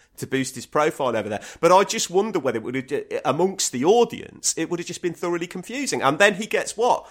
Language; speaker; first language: English; native; English